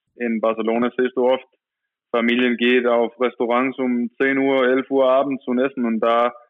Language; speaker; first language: German; non-native, fluent; Danish